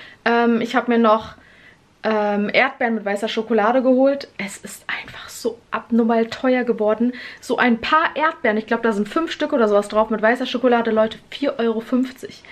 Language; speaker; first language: German; native; German